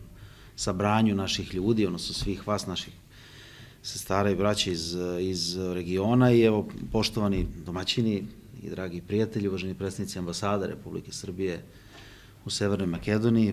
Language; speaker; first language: Bosnian; native; Bosnian